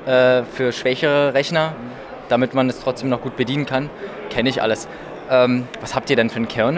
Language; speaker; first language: German; native; German